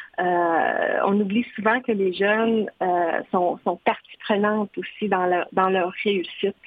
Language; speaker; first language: French; native; French